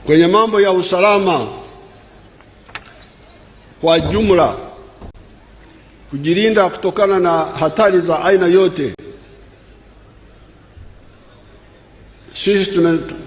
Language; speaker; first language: Swahili; non-native, local second language; Nyankole